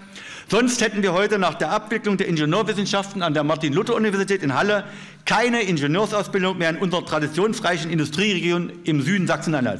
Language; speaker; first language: German; native; German